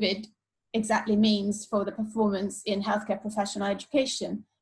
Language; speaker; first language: English; native; English